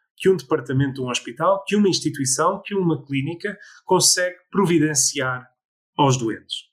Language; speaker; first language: Portuguese; early bilingual, other home language; English